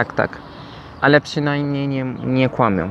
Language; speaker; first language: Polish; non-native, learner; Turkish